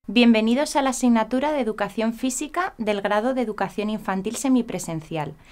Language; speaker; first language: Spanish; native; Spanish